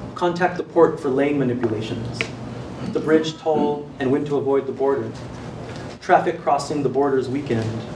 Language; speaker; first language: English; native; English